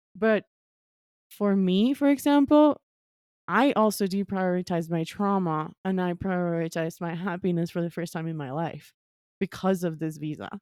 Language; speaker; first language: English; non-native, fluent; Spanish